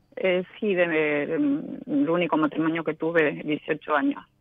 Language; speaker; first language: Spanish; native; Spanish